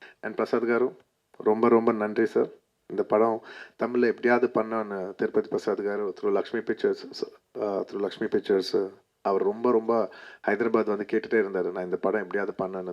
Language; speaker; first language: Tamil; non-native, local second language; Telugu